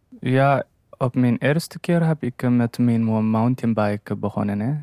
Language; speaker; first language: Dutch; non-native, learner; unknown